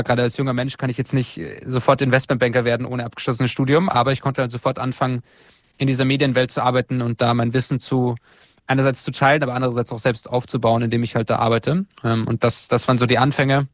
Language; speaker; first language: German; native; German